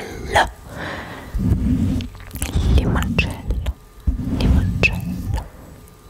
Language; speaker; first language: German; native; German